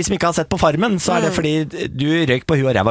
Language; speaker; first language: Norwegian; native; Norwegian